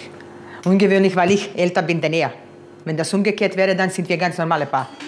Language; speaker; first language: German; non-native, fluent; Croatian